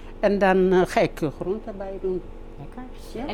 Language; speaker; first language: Dutch; non-native, learner; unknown